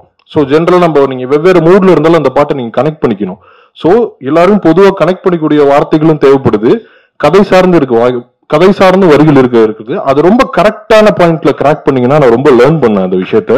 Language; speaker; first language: Tamil; native; Tamil